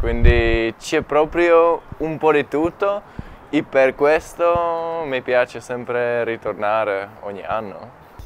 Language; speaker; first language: Italian; non-native, fluent; Czech